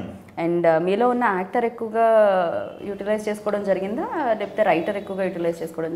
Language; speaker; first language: Telugu; native; Telugu